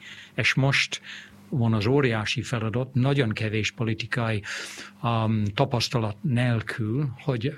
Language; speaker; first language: Hungarian; non-native, fluent; English